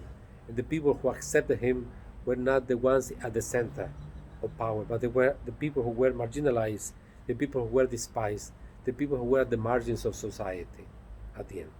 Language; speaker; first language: English; non-native, fluent; Spanish